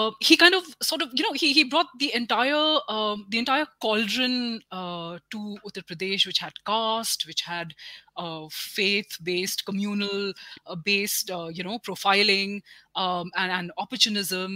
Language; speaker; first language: English; non-native, local second language; Hindi